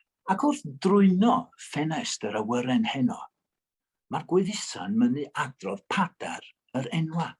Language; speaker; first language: Welsh; native; Welsh